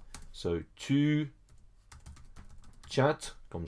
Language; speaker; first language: French; non-native, fluent; English